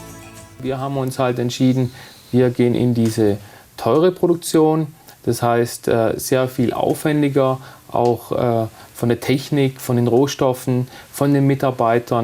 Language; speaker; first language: German; native; German